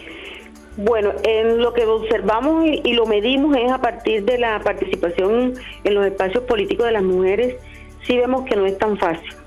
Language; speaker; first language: Spanish; native; Spanish